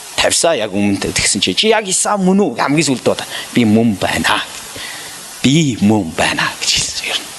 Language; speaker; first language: Mongolian; native; Mongolian